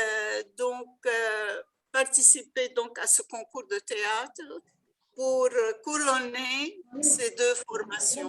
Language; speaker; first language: French; non-native, local second language; Arabic